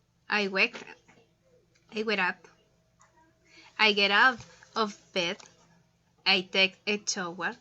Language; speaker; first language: English; non-native, learner; Spanish